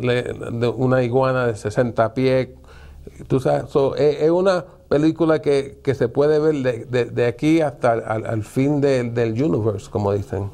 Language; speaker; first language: Spanish; early bilingual, heritage; Spanish